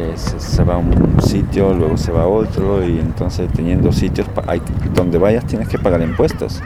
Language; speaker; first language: Spanish; native; Spanish